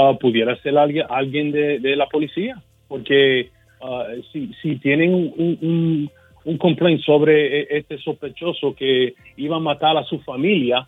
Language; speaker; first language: Spanish; early bilingual, heritage; Spanish